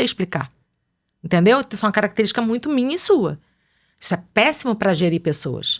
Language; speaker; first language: Portuguese; native; Portuguese